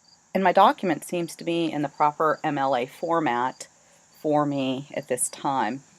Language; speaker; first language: English; native; English